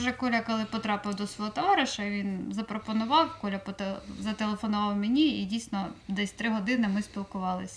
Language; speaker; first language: Ukrainian; non-native, local second language; Russian